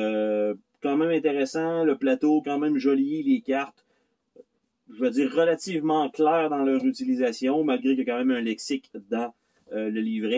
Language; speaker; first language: French; native; French